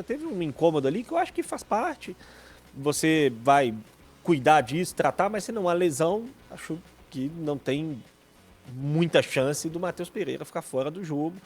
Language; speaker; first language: Portuguese; native; Portuguese